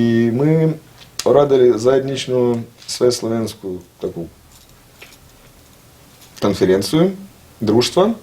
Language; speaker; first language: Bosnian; non-native, learner; Russian